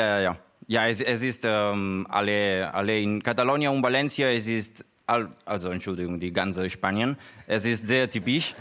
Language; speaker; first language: German; non-native, learner; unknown